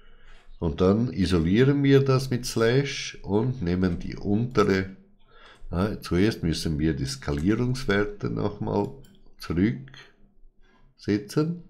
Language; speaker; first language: German; non-native, fluent; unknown